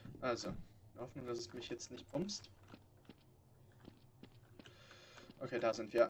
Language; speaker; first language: German; native; German